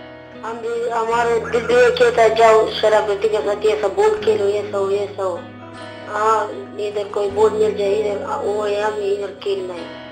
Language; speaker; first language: Hindi; non-native, local second language; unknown